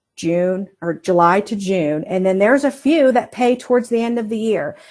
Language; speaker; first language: English; native; English